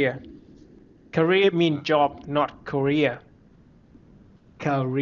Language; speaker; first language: English; non-native, fluent; Vietnamese